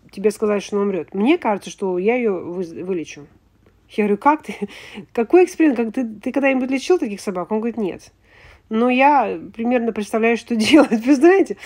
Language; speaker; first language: Russian; native; Russian